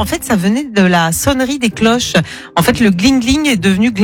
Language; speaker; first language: French; native; French